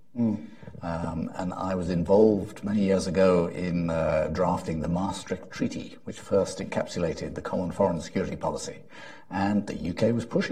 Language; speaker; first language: English; native; English